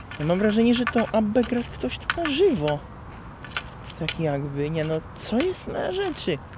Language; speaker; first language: Polish; non-native, fluent; Italian